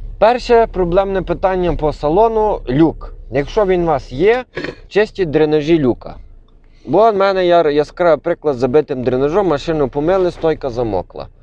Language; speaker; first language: Ukrainian; native; Ukrainian